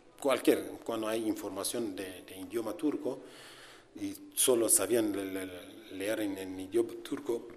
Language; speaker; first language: Spanish; non-native, learner; Kurdish